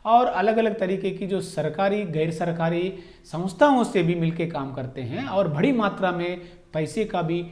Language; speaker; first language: Hindi; non-native, local second language; Telugu